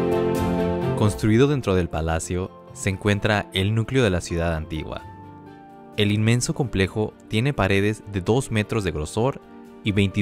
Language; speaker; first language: Spanish; native; Spanish